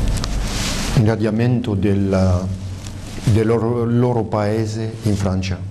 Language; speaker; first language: Italian; early bilingual, heritage; French